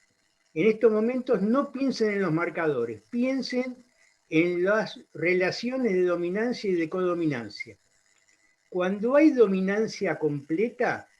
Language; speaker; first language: Spanish; native; Spanish